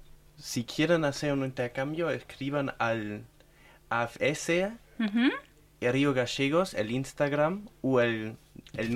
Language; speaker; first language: Spanish; non-native, fluent; German